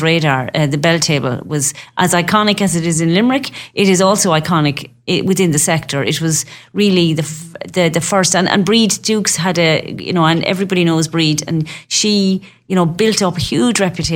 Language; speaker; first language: English; native; English